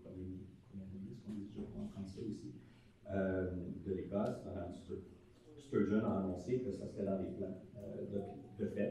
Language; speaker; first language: French; native; French